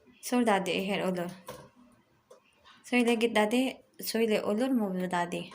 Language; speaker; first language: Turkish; non-native, learner; Filipino